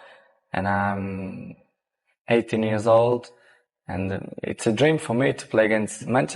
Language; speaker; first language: English; non-native, fluent; Portuguese